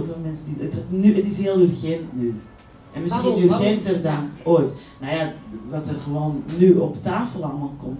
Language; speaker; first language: Dutch; native; Dutch